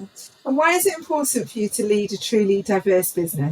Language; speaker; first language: English; native; English